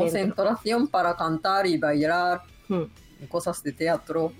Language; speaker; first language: Spanish; non-native, learner; Japanese